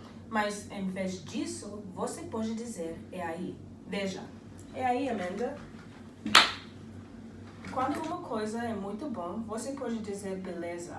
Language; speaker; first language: Portuguese; non-native, learner; English